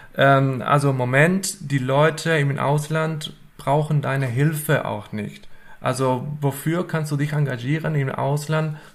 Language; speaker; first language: German; non-native, fluent; Spanish